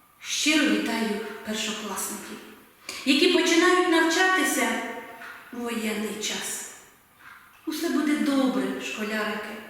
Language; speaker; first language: Ukrainian; native; Ukrainian